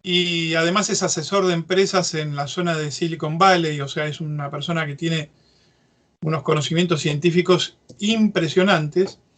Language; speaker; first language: Spanish; native; Spanish